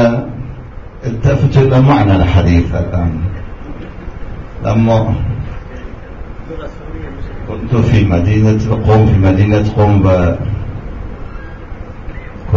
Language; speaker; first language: Arabic; non-native, fluent; Persian